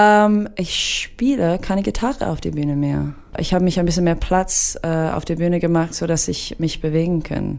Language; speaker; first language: German; non-native, fluent; English